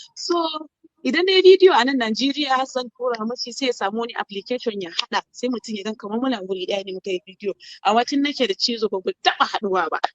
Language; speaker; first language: Hausa; non-native, local second language; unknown